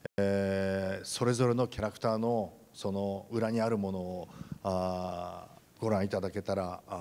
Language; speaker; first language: Japanese; native; Japanese